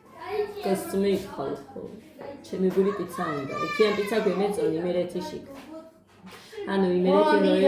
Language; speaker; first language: Georgian; native; Georgian